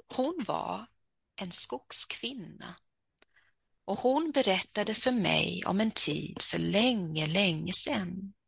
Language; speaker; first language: Swedish; early bilingual, other home language; English